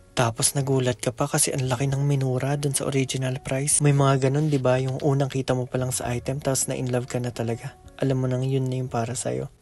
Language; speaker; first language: Filipino; native; Filipino